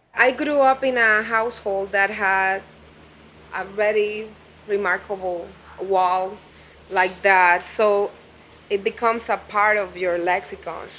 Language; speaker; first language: English; non-native, fluent; Spanish